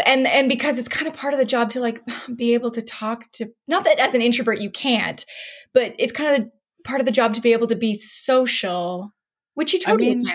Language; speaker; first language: English; native; English